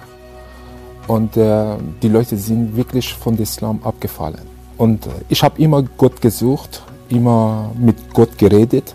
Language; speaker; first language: German; non-native, fluent; Persian